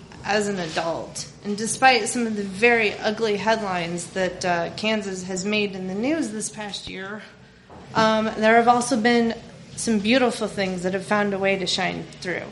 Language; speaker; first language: English; native; English